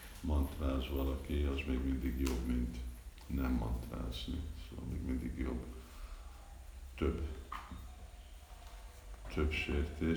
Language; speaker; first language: Hungarian; early bilingual, heritage; Hungarian